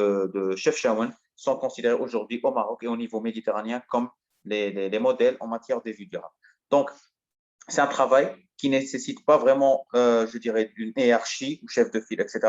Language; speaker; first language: French; non-native, local second language; Arabic